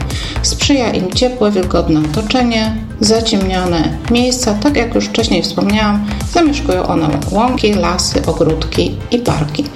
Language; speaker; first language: Polish; native; Polish